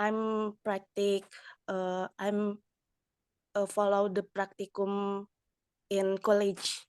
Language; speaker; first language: English; non-native, learner; Indonesian